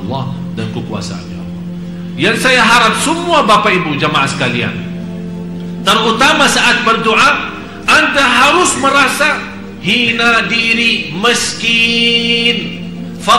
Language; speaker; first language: Indonesian; non-native, fluent; Arabic